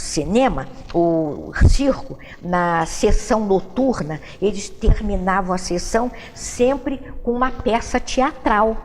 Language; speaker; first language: Portuguese; native; Portuguese